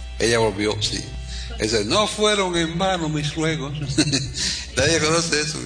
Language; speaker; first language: Spanish; native; Spanish